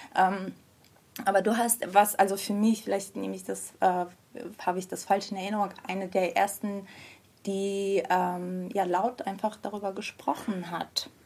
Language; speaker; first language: German; early bilingual, other home language; Armenian